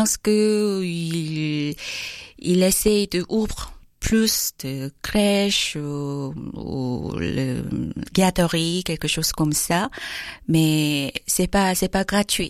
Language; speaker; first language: French; non-native, learner; Korean